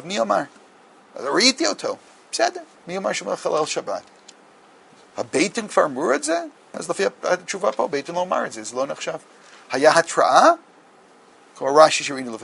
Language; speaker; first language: Hebrew; non-native, fluent; English